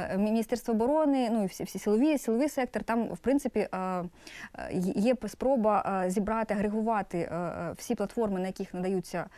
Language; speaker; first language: Ukrainian; non-native, local second language; Russian